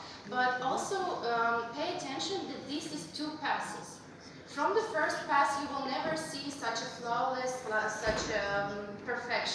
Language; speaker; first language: English; non-native, fluent; Russian